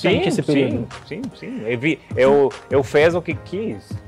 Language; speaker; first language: Portuguese; non-native, learner; Spanish